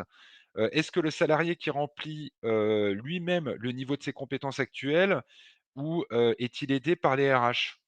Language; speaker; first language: French; native; French